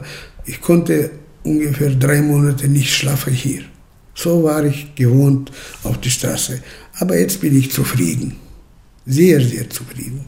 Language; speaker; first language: German; early bilingual, heritage; German